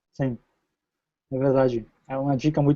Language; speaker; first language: Portuguese; non-native, fluent; Spanish